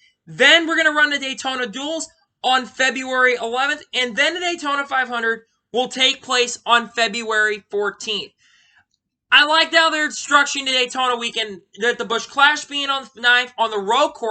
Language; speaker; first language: English; native; English